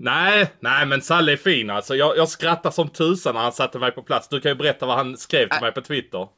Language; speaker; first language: Swedish; native; Swedish